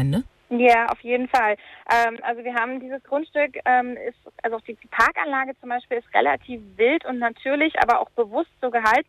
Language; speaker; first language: German; native; German